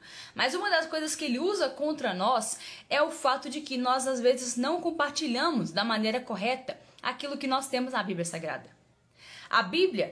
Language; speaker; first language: Portuguese; native; Portuguese